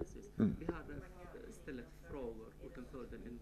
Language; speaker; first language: Swedish; non-native, fluent; Arabic